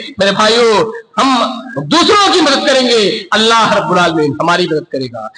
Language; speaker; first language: Urdu; native; Urdu